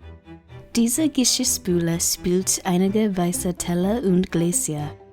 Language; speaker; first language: German; non-native, fluent; English